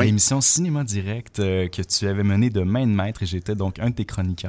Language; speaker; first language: French; native; French